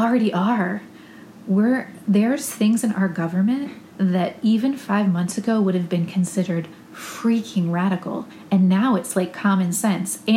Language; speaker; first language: English; native; English